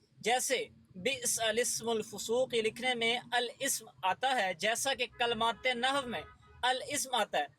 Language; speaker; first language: Urdu; native; Urdu